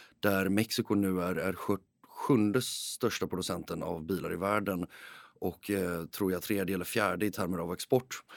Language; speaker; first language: Swedish; early bilingual, heritage; Swedish